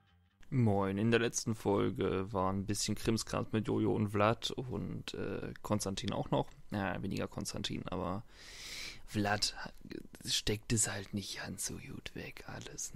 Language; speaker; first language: German; native; German